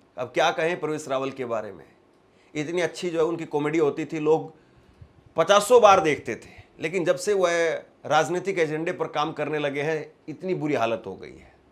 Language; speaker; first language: Hindi; native; Hindi